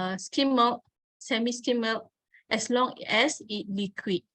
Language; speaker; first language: English; non-native, local second language; Malay